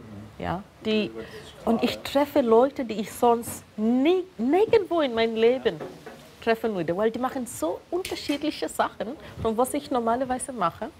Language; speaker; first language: German; non-native, fluent; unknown